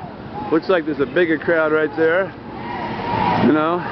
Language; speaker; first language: English; native; English